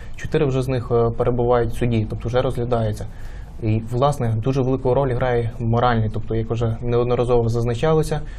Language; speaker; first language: Ukrainian; native; Ukrainian